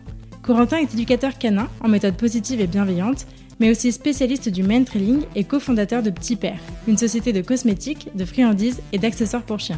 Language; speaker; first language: French; native; French